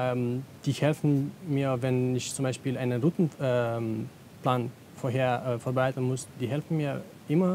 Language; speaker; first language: German; non-native, learner; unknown